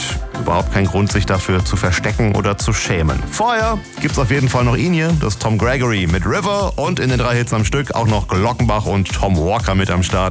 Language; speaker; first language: German; native; German